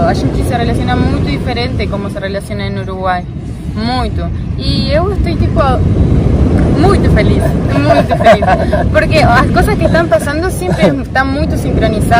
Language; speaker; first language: Portuguese; non-native, learner; Spanish